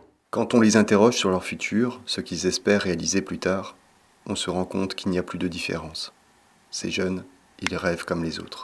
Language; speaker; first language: French; native; French